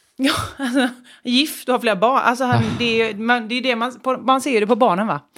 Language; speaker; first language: Swedish; native; Swedish